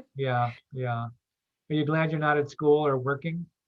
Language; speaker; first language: English; native; English